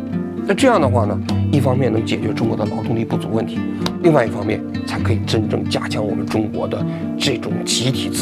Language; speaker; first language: Chinese; native; Chinese